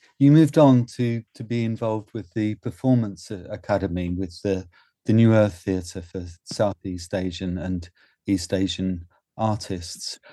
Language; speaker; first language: English; native; English